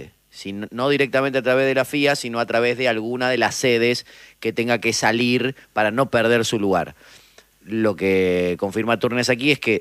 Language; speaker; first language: Spanish; native; Spanish